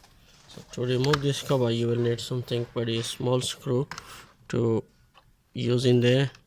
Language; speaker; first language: English; non-native, fluent; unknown